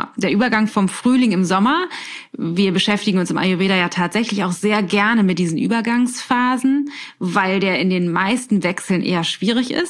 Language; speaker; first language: German; native; German